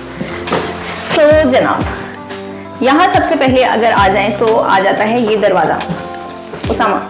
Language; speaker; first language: Urdu; native; Urdu